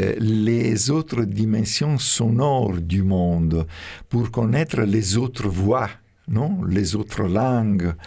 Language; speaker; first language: French; non-native, fluent; Italian